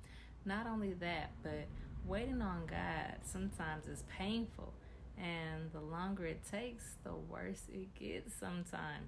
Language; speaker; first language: English; native; English